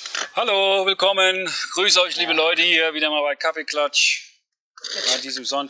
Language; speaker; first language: German; native; German